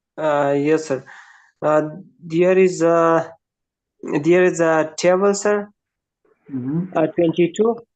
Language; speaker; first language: English; non-native, learner; Persian